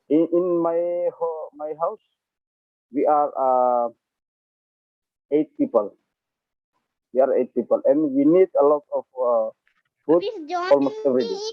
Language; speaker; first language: English; non-native, learner; Indonesian